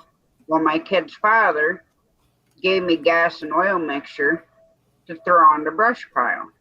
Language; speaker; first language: English; native; English